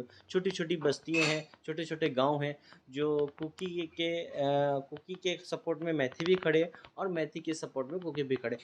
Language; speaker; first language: Hindi; native; Hindi